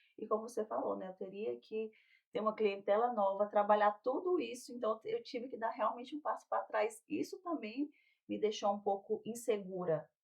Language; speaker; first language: Portuguese; native; Portuguese